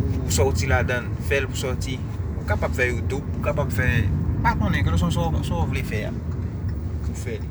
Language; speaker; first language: French; non-native, learner; Haitian Creole